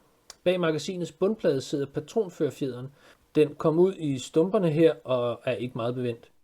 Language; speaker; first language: Danish; native; Danish